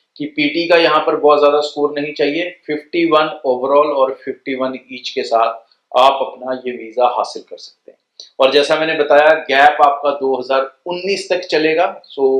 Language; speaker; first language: Hindi; non-native, local second language; Punjabi